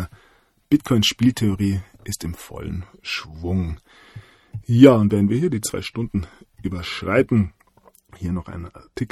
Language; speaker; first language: German; native; German